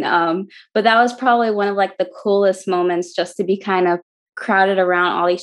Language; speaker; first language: English; native; English